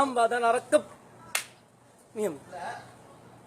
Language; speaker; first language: Arabic; non-native, learner; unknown